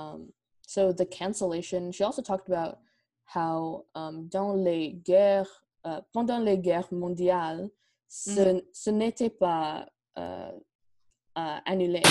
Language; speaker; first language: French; non-native, learner; English